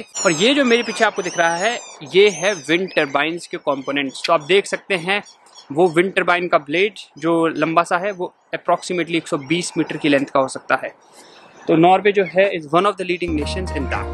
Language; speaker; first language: Hindi; native; Hindi